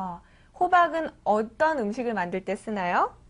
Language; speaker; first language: Korean; native; Korean